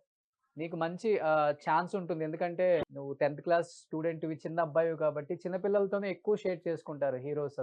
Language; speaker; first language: Telugu; native; Telugu